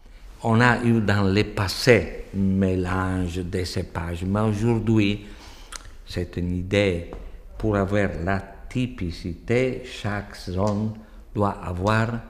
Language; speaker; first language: French; non-native, fluent; Italian